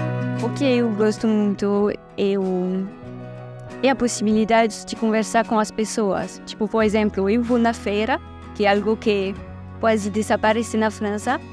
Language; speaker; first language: Portuguese; non-native, fluent; French